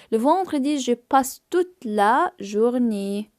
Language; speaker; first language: French; non-native, fluent; Arabic